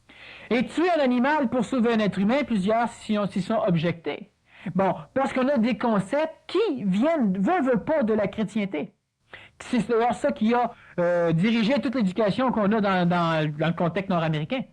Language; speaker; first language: French; native; French